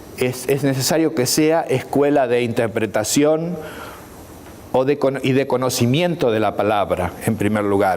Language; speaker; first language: Spanish; native; Spanish